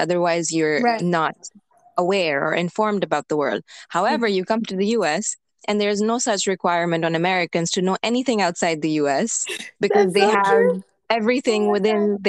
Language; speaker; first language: English; non-native, local second language; Urdu